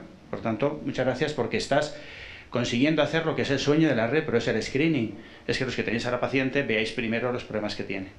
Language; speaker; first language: Spanish; native; Spanish